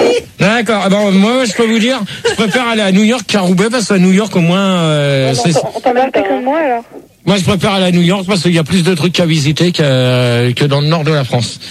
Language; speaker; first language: French; native; French